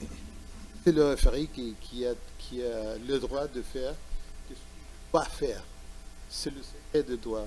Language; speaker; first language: French; non-native, learner; Spanish